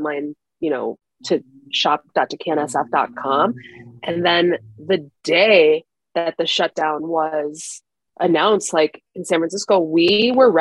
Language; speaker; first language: English; native; English